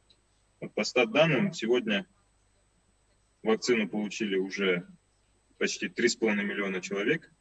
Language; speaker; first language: Russian; native; Russian